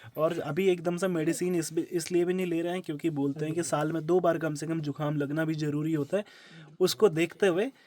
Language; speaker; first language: Hindi; native; Hindi